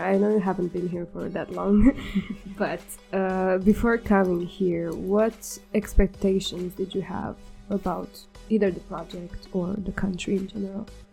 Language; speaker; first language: English; non-native, fluent; Romanian